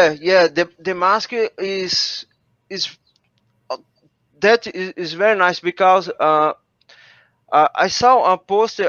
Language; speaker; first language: English; non-native, learner; Portuguese